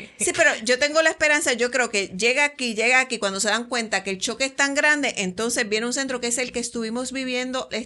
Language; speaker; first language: Spanish; native; Spanish